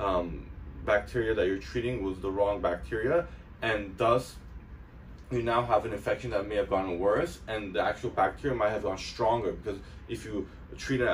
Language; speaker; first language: English; native; English